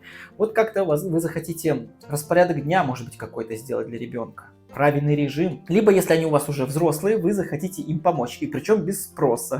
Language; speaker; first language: Russian; native; Russian